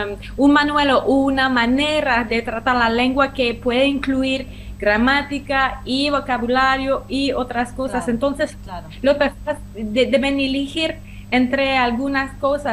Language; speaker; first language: Spanish; non-native, fluent; French